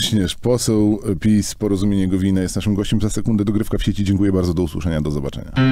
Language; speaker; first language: Polish; native; Polish